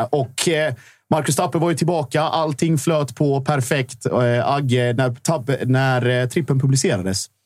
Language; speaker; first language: Swedish; non-native, fluent; Icelandic